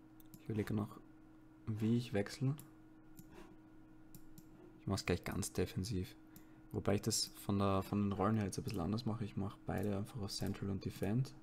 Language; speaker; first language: German; native; German